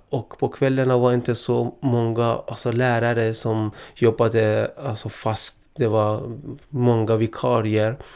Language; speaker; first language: Swedish; non-native, fluent; Persian